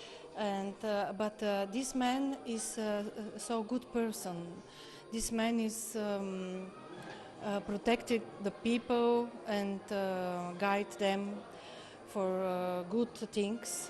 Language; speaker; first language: English; non-native, learner; Bulgarian